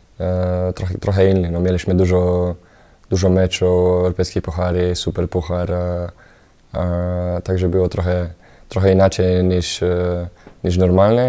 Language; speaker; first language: Polish; non-native, fluent; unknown